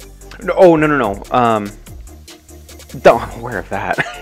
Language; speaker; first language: English; native; English